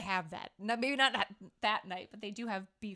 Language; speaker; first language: English; native; English